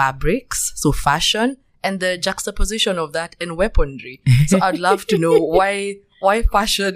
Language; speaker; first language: English; non-native, local second language; Kikuyu